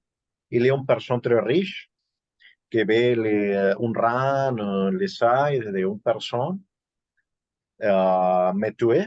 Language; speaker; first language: French; non-native, learner; Spanish